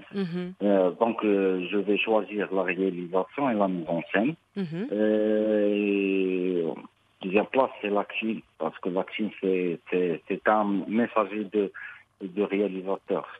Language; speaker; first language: French; non-native, local second language; Arabic